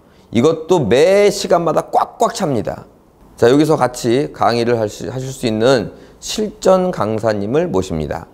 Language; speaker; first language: Korean; native; Korean